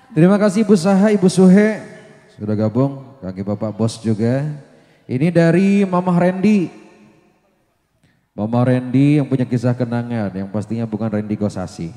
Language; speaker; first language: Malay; non-native, local second language; Sundanese